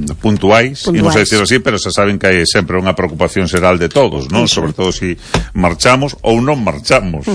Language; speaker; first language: Galician; non-native, local second language; Spanish